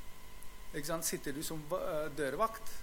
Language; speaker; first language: Norwegian; non-native, fluent; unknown